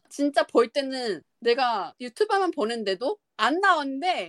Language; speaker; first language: Korean; non-native, fluent; Chinese